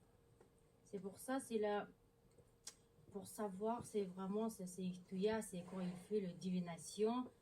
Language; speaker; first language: French; non-native, learner; Mongolian